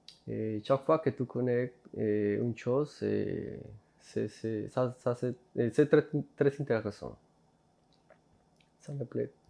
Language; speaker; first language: French; non-native, learner; Spanish